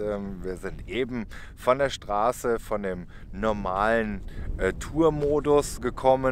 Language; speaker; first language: German; native; German